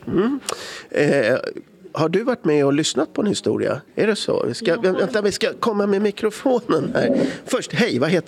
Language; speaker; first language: Swedish; native; Swedish